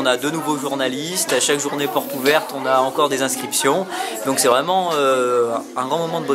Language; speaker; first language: French; native; French